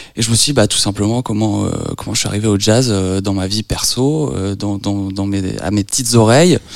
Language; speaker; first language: French; native; French